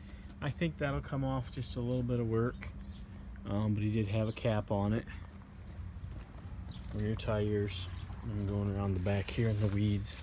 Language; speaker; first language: English; native; English